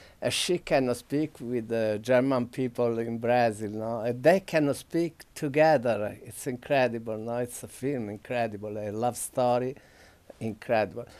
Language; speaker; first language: English; non-native, learner; Italian